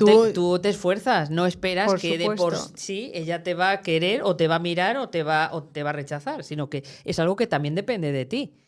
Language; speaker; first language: Spanish; native; Spanish